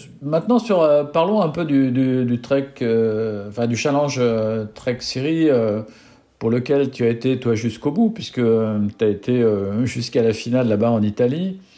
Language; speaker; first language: French; native; French